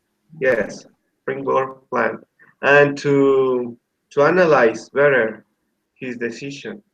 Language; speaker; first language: English; non-native, learner; Spanish